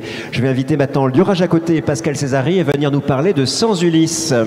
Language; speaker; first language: French; native; French